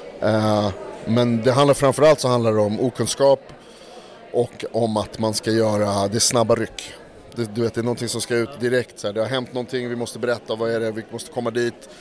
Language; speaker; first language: Swedish; native; Swedish